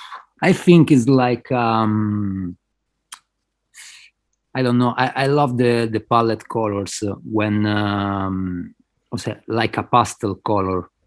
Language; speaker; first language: English; non-native, fluent; Spanish